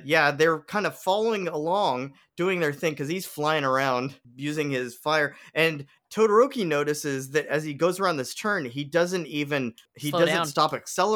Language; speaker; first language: English; native; English